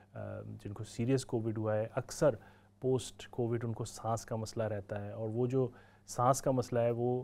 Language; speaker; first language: Urdu; native; Urdu